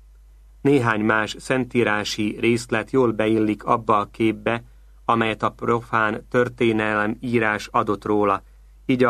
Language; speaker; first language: Hungarian; native; Hungarian